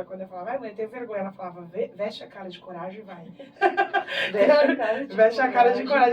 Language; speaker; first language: Portuguese; native; Portuguese